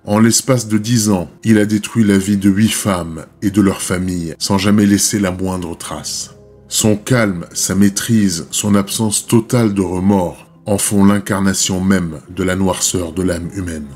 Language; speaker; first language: French; native; French